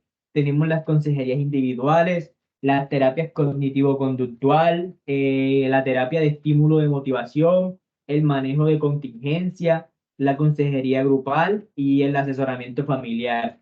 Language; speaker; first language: Spanish; native; Spanish